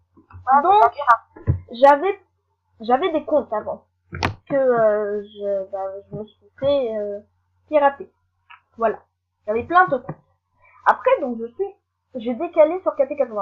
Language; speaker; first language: French; native; French